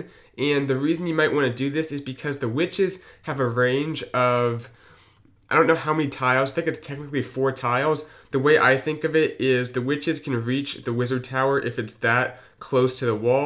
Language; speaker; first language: English; native; English